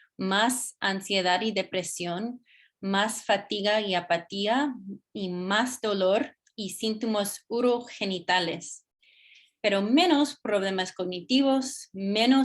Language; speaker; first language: Spanish; non-native, fluent; English